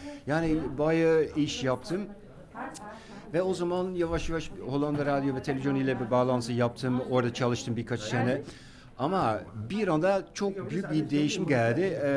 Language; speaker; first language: Turkish; non-native, fluent; Dutch